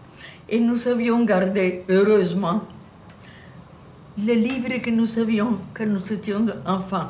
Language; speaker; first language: French; non-native, fluent; Spanish